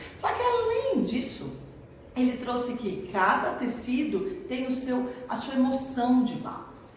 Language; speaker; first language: Portuguese; native; Portuguese